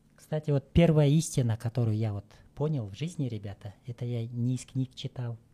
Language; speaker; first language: Russian; non-native, local second language; Kyrgyz